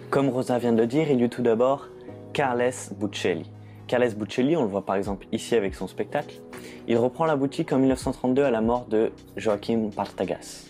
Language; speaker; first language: French; native; French